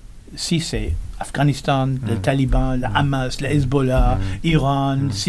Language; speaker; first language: French; non-native, learner; English